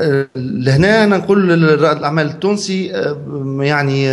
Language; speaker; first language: Arabic; native; Arabic